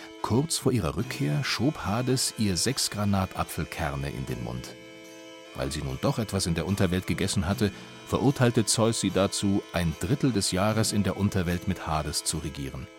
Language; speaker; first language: German; native; German